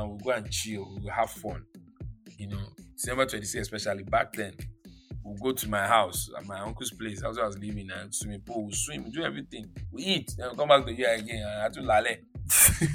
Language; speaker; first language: English; non-native, local second language; Yoruba